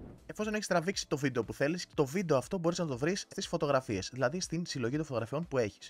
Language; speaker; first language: Greek; native; Greek